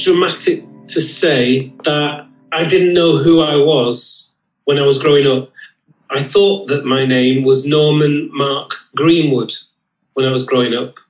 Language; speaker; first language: English; native; English